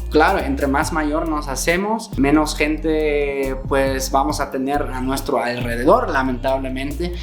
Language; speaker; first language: Spanish; non-native, fluent; German